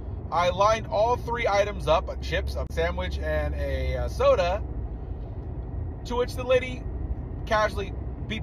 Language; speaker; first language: English; native; English